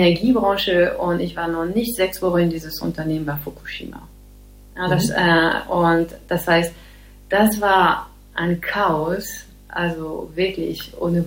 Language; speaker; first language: German; non-native, fluent; French